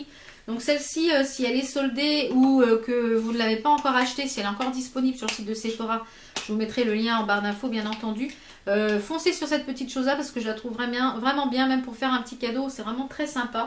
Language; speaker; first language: French; native; French